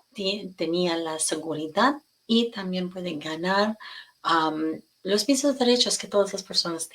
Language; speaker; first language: Spanish; non-native, fluent; English